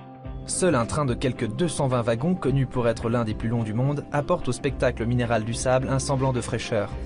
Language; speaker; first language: French; native; French